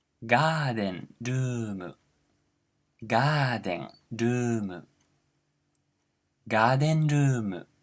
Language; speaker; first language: Japanese; non-native, fluent; Portuguese